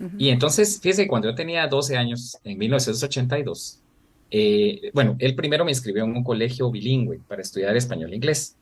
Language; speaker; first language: Spanish; native; Spanish